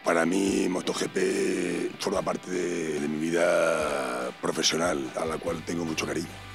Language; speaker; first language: Spanish; native; Spanish